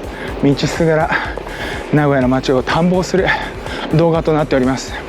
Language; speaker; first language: Japanese; native; Japanese